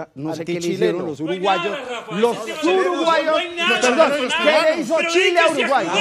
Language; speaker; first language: Spanish; native; Spanish